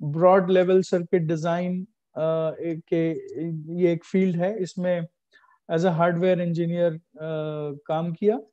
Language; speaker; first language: Hindi; native; Hindi